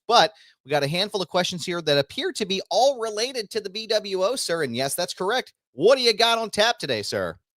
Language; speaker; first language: English; native; English